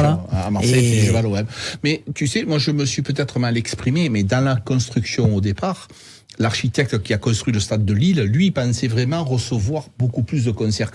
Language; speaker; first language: French; native; French